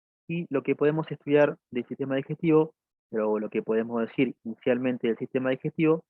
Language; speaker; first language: Spanish; native; Spanish